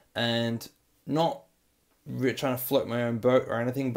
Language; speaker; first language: English; native; English